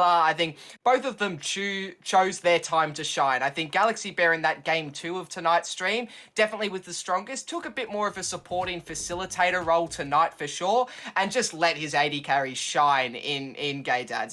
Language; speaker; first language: English; native; English